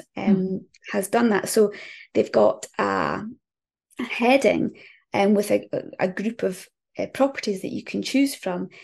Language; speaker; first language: English; native; English